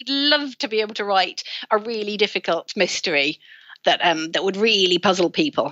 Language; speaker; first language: English; native; English